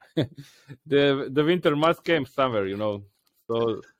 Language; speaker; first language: English; non-native, learner; Croatian